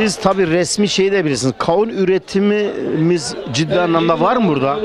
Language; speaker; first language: Turkish; native; Turkish